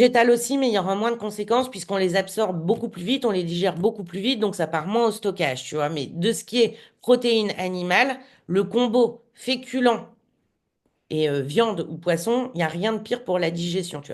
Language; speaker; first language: French; native; French